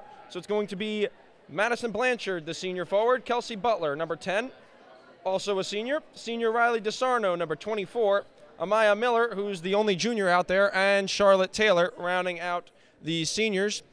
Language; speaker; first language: English; native; English